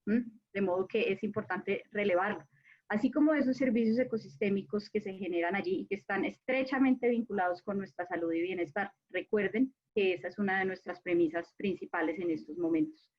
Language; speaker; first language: Spanish; native; Spanish